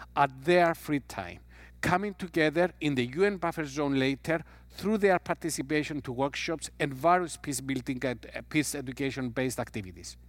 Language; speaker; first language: English; non-native, fluent; Greek